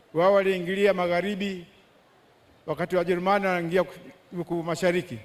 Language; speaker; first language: Swahili; native; Swahili